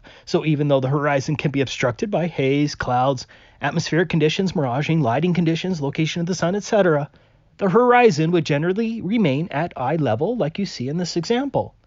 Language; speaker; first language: English; native; English